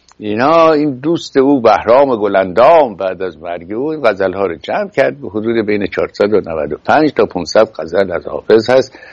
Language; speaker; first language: Persian; native; Persian